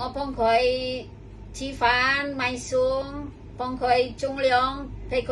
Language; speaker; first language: Cantonese; non-native, learner; Indonesian